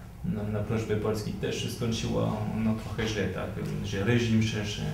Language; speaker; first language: Polish; non-native, fluent; French